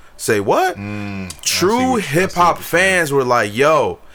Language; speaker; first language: English; native; English